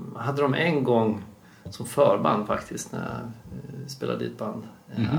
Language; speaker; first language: Swedish; native; Swedish